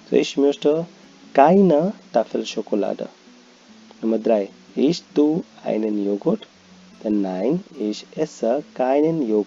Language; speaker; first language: German; non-native, fluent; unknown